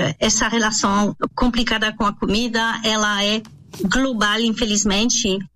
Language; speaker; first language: Portuguese; non-native, fluent; French